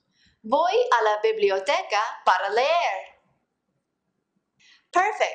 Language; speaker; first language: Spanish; non-native, fluent; English